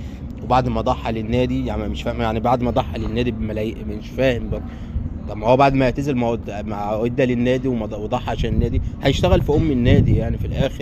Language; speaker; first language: Arabic; native; Arabic